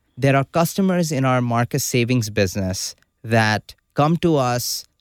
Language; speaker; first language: English; non-native, local second language; Urdu